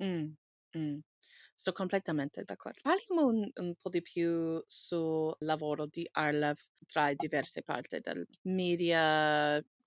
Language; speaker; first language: Italian; non-native, learner; English